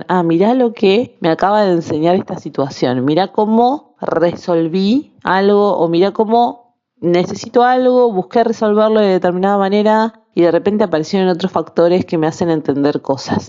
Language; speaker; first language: Spanish; native; Spanish